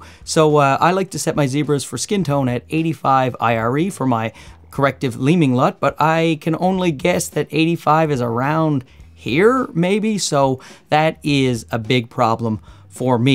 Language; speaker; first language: English; native; English